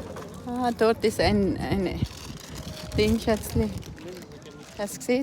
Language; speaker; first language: German; non-native, learner; Cebuano